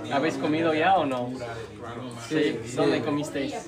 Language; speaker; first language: Spanish; non-native, learner; English